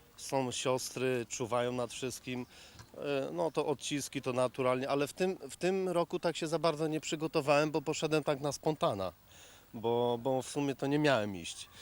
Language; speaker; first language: Polish; native; Polish